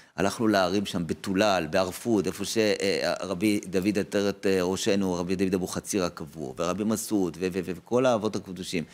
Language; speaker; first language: Hebrew; native; Hebrew